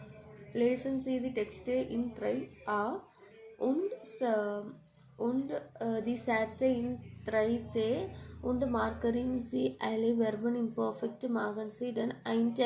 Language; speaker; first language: German; non-native, learner; Malayalam